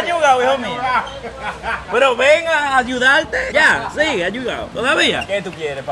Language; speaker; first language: Spanish; native; Spanish